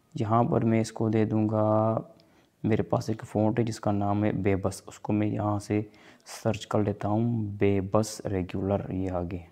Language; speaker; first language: Urdu; non-native, local second language; Sindhi